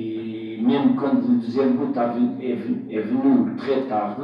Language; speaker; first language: French; non-native, fluent; Portuguese